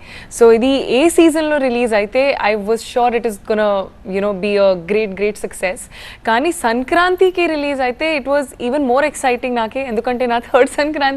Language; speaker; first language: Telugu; non-native, fluent; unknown